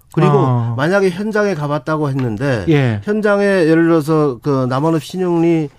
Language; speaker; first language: Korean; native; Korean